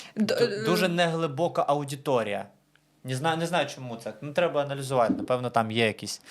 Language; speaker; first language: Ukrainian; non-native, fluent; Romanian